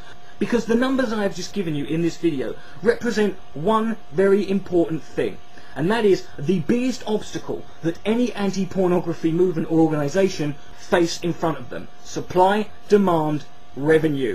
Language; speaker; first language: English; native; English